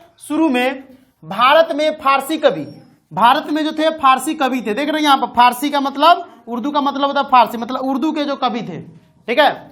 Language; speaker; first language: Hindi; native; Hindi